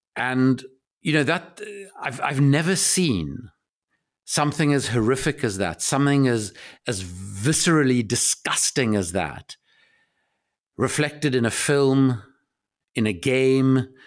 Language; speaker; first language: English; native; English